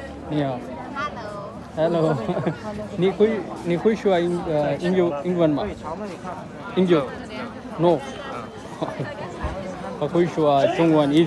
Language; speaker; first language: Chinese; non-native, learner; Urdu